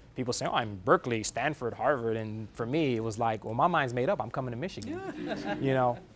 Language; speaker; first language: English; native; English